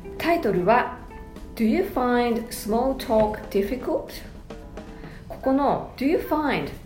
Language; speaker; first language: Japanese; early bilingual, heritage; Japanese